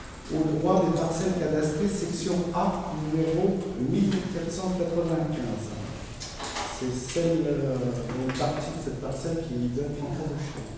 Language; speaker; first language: French; native; French